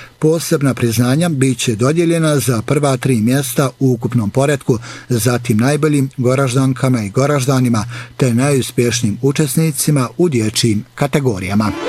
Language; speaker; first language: Bosnian; native; Bosnian